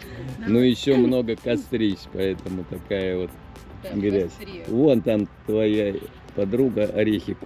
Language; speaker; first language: Russian; native; Russian